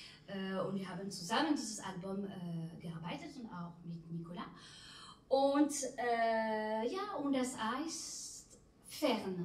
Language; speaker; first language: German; non-native, learner; French